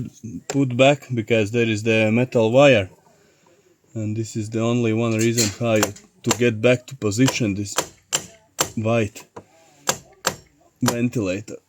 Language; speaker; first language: English; non-native, learner; Latvian